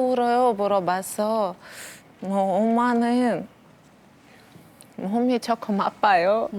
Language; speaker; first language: Korean; non-native, learner; Thai